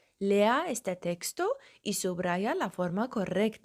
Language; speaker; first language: Spanish; non-native, fluent; Persian